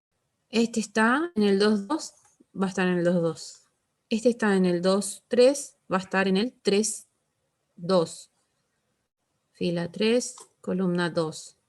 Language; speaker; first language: Spanish; native; Spanish